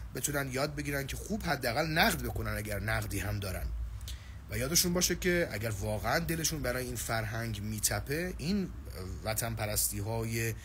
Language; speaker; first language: Persian; native; Persian